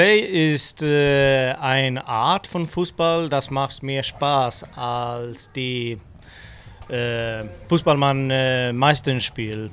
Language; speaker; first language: German; non-native, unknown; Swedish